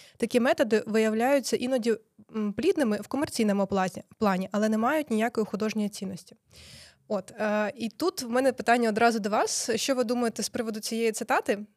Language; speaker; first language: Ukrainian; native; Ukrainian